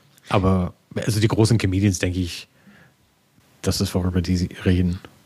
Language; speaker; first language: German; non-native, fluent; English